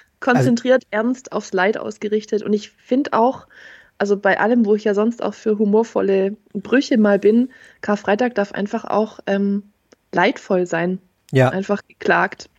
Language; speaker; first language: German; native; German